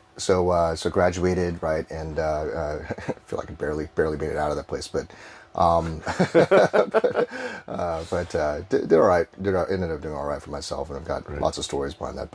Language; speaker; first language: English; native; English